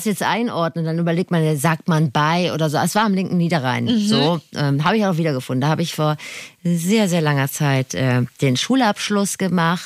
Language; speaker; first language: German; native; German